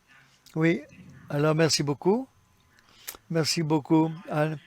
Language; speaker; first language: French; non-native, fluent; English